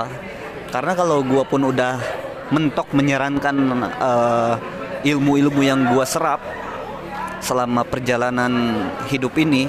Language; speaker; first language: Indonesian; native; Indonesian